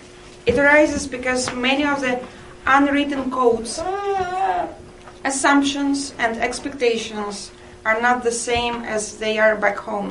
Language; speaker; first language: English; non-native, fluent; Russian